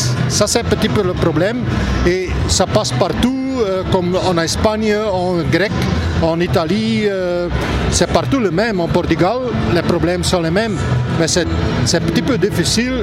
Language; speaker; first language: French; non-native, local second language; Dutch